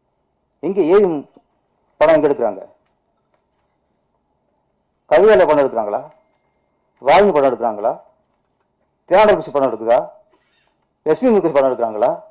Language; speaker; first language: Tamil; native; Tamil